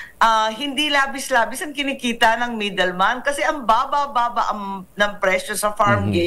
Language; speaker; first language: Filipino; native; Filipino